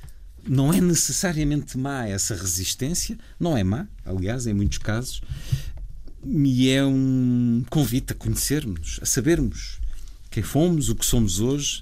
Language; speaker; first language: Portuguese; native; Portuguese